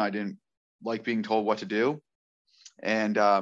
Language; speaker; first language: English; native; English